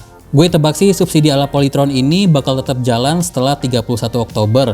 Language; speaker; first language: Indonesian; native; Indonesian